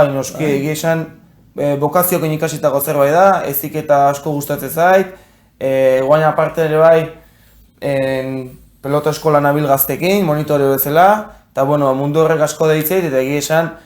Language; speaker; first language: Basque; native; Basque